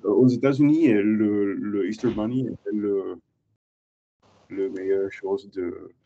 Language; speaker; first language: French; non-native, learner; English